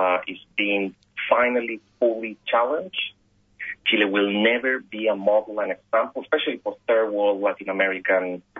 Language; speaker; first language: English; non-native, fluent; Spanish